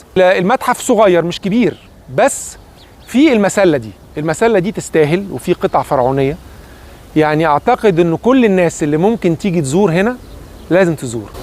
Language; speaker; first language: Arabic; native; Arabic